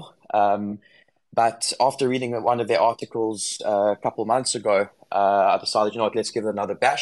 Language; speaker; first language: English; native; English